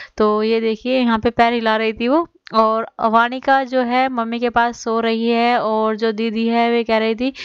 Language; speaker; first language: Hindi; native; Hindi